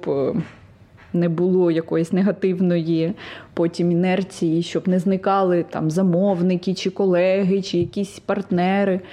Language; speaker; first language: Ukrainian; non-native, local second language; Russian